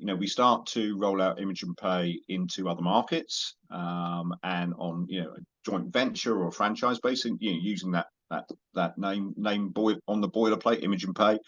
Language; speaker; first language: English; native; English